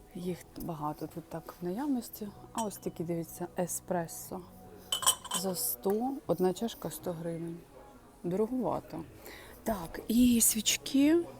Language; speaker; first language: Ukrainian; native; Ukrainian